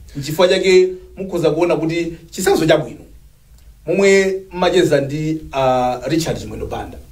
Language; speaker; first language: Nyanja; native; Nyanja